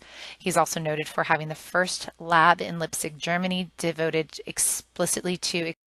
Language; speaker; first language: English; native; English